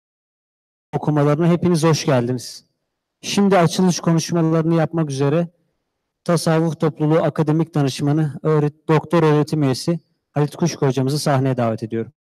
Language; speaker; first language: Turkish; native; Turkish